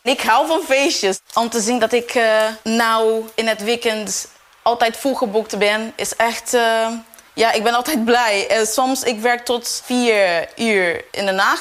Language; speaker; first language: Dutch; non-native, learner; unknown